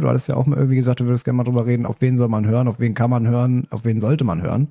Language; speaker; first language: German; native; German